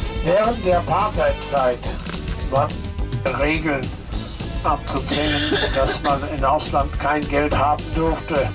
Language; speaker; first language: German; non-native, fluent; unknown